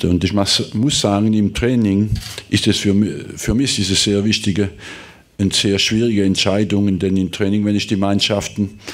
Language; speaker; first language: German; non-native, fluent; French